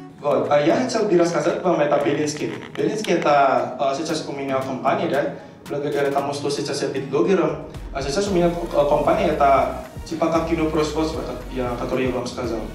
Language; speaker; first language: Russian; non-native, learner; Indonesian